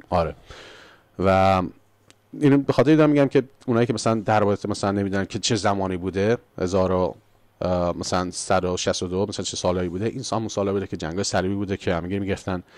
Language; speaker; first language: Persian; early bilingual, heritage; Persian